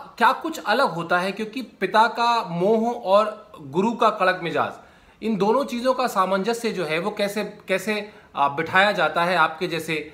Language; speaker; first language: Hindi; native; Hindi